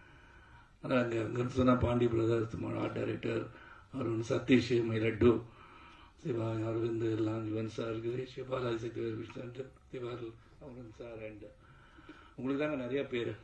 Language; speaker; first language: Tamil; native; Tamil